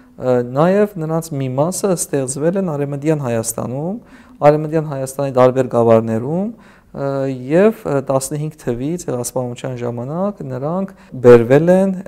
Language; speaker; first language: Armenian; native; Armenian